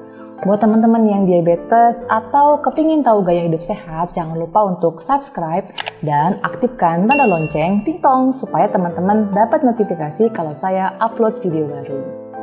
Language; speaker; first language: Indonesian; native; Indonesian